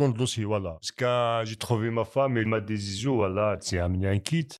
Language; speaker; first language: French; non-native, learner; Kabyle